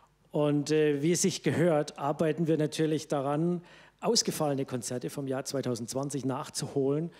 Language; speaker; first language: German; native; German